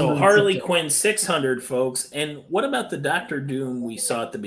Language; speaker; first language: English; native; English